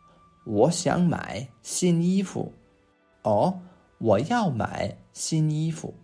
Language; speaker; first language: Chinese; non-native, fluent; English